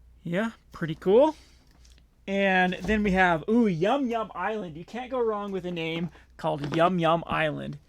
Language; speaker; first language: English; native; English